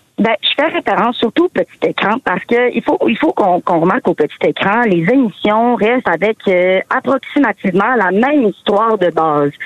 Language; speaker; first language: French; native; French